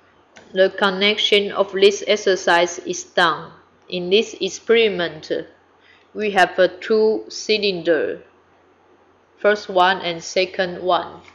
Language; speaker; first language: English; non-native, fluent; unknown